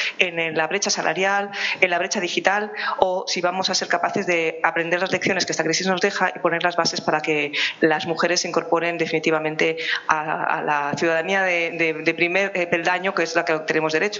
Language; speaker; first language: Spanish; native; Spanish